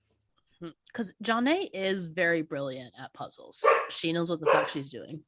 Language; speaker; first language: English; native; English